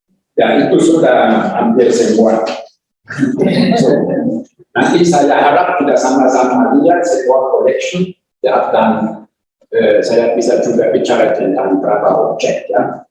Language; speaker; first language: Indonesian; non-native, learner; German